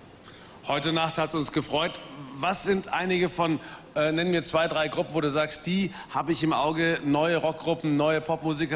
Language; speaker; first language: German; native; German